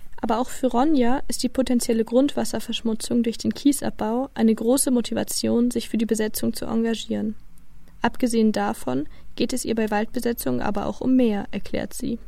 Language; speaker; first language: German; native; German